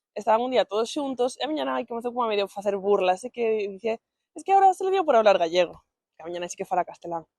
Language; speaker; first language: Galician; non-native, local second language; Spanish